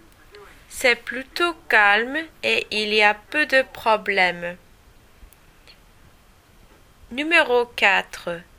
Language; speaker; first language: French; non-native, learner; English